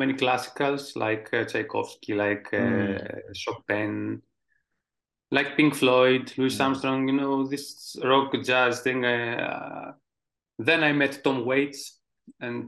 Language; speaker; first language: English; non-native, fluent; Greek